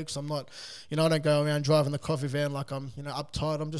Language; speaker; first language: English; native; English